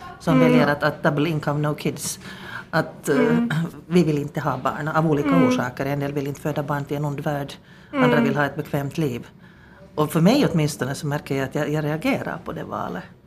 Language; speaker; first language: Swedish; native; Swedish